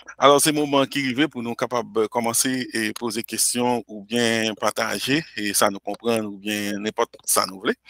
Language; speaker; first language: French; non-native, local second language; Haitian Creole